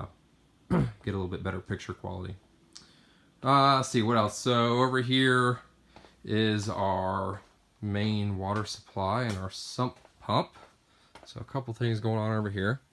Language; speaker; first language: English; native; English